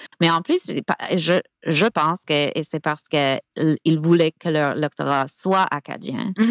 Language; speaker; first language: French; non-native, fluent; English